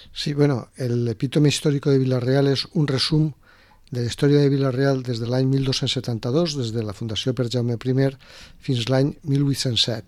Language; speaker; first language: Catalan; native; Catalan